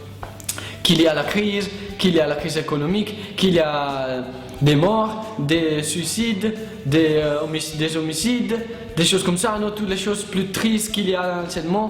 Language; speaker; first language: French; non-native, learner; Italian